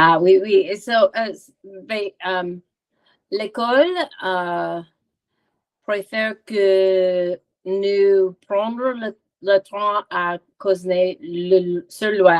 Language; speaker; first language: French; non-native, learner; English